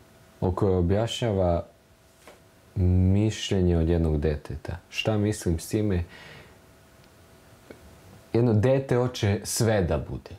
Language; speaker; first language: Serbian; early bilingual, heritage; German